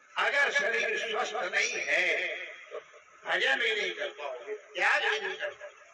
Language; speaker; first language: Hindi; native; Hindi